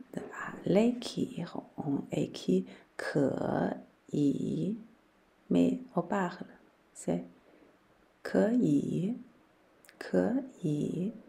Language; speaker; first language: French; non-native, learner; Chinese